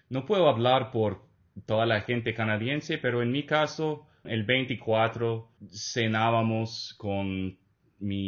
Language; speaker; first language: Spanish; non-native, fluent; English